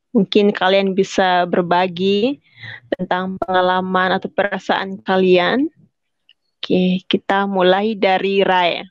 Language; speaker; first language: Indonesian; native; Indonesian